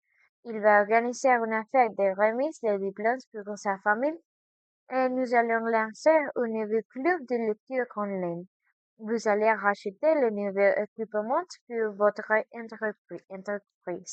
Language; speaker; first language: French; non-native, learner; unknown